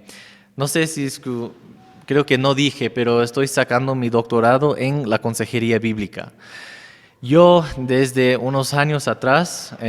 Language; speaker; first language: Spanish; non-native, fluent; English